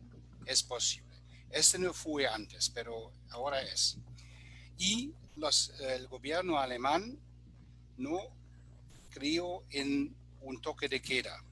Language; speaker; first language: Spanish; non-native, fluent; German